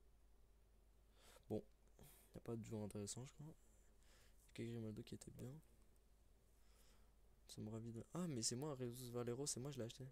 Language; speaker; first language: French; native; French